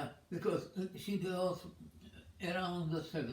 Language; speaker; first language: English; non-native, fluent; Czech